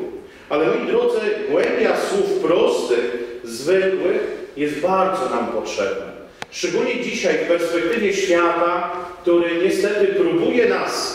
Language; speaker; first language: Polish; native; Polish